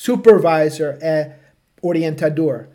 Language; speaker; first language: Portuguese; non-native, fluent; English